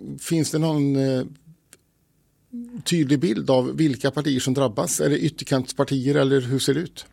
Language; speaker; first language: Swedish; native; Swedish